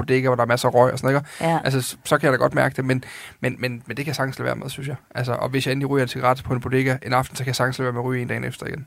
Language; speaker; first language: Danish; native; Danish